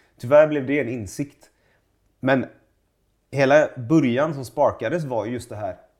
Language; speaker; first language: Swedish; early bilingual, other home language; Persian